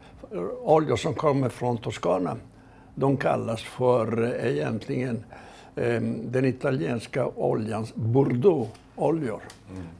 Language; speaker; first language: Swedish; non-native, fluent; Italian